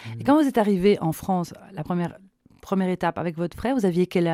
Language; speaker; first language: French; native; French